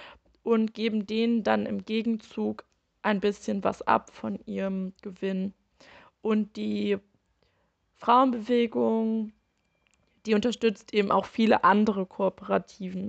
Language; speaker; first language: German; native; German